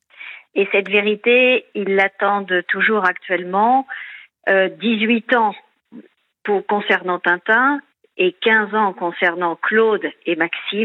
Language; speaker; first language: French; native; French